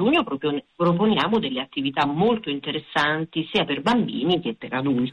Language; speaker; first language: Italian; native; Italian